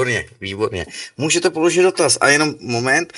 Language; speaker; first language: Czech; native; Czech